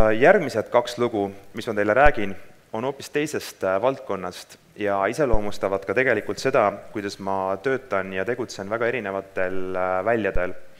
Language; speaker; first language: Estonian; native; Estonian